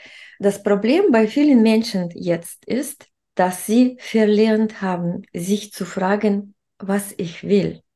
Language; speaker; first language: German; non-native, fluent; Russian